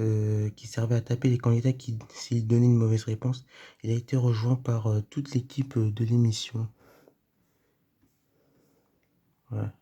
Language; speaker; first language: French; native; French